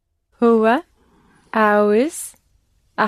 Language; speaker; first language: Arabic; non-native, learner; English